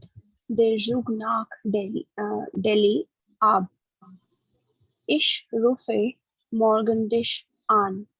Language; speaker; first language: German; non-native, learner; Hindi